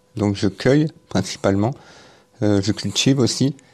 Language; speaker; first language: French; native; French